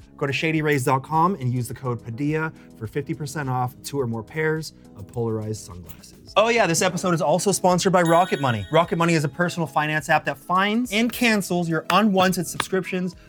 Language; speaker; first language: English; native; English